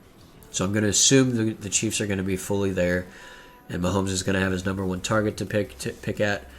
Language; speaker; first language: English; native; English